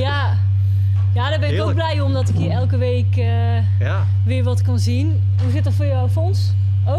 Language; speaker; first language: Dutch; native; Dutch